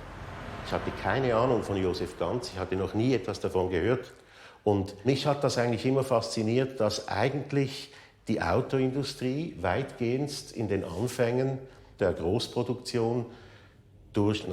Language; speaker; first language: German; native; German